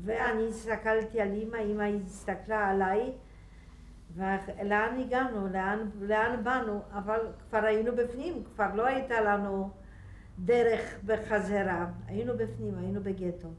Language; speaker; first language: Hebrew; non-native, fluent; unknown